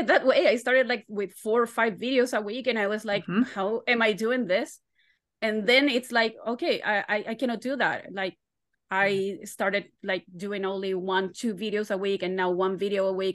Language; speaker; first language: English; non-native, fluent; Spanish